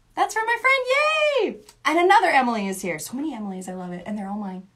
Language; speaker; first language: English; native; English